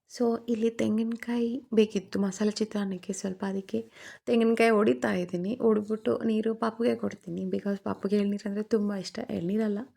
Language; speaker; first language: Kannada; non-native, local second language; Telugu